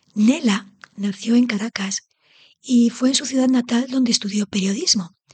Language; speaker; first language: Spanish; native; Spanish